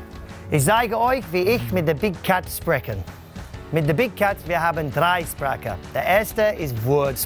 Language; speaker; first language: German; non-native, learner; English